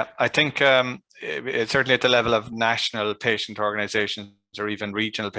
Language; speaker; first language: English; native; English